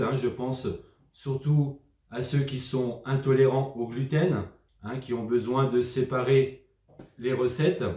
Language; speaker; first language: French; native; French